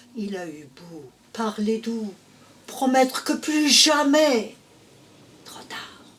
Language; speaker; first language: French; native; French